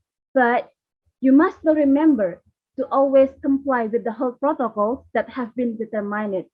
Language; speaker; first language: English; non-native, fluent; Indonesian